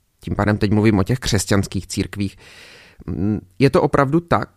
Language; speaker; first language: Czech; native; Czech